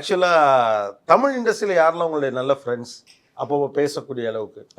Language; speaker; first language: Tamil; native; Tamil